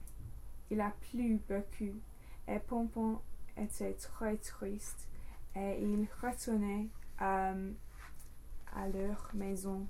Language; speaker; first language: French; non-native, learner; English